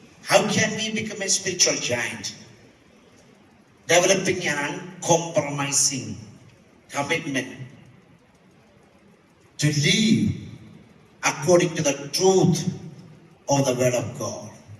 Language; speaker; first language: English; non-native, local second language; Malayalam